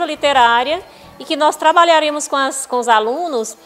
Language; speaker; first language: Portuguese; native; Portuguese